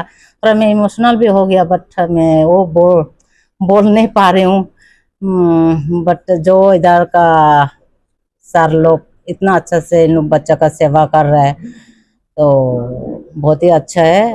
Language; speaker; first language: Hindi; non-native, local second language; Kok Borok